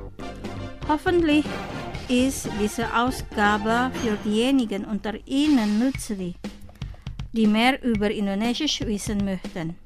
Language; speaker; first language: German; non-native, fluent; Indonesian